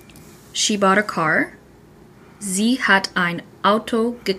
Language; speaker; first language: German; non-native, learner; English